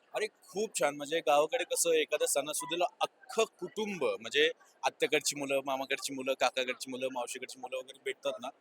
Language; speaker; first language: Marathi; native; Marathi